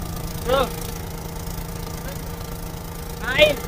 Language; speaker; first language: Arabic; non-native, learner; Bangla